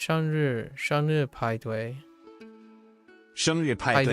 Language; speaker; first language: Chinese; non-native, learner; English